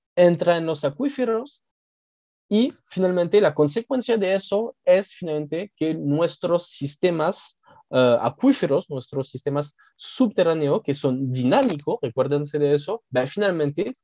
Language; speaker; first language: Spanish; non-native, fluent; French